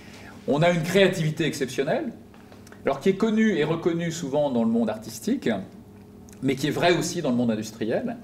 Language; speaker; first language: French; native; French